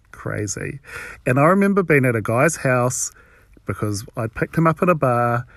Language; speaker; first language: English; native; English